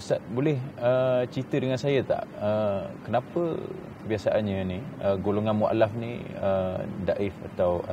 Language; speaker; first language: Malay; native; Malay